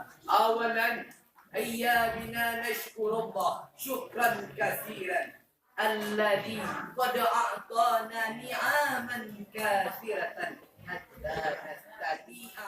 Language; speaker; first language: Arabic; non-native, learner; Indonesian